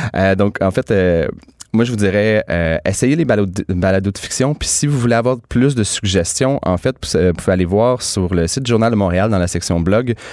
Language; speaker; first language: French; native; French